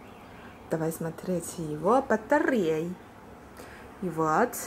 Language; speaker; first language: Russian; non-native, learner; Chinese